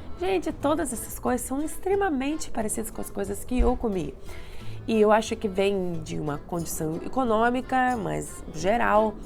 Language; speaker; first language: Portuguese; non-native, fluent; Russian